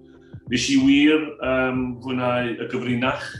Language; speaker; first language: Welsh; native; Welsh